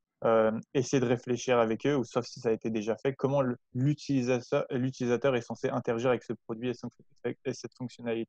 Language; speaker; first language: French; native; French